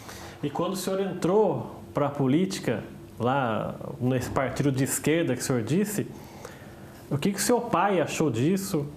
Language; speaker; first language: Portuguese; native; Portuguese